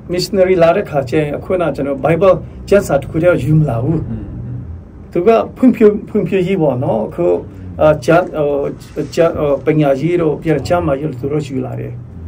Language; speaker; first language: Burmese; non-native, local second language; Hakha Chin